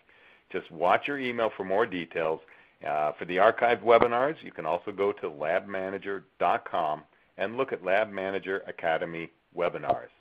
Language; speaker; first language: English; native; English